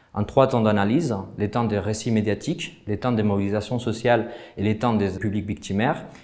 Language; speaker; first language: French; non-native, fluent; Spanish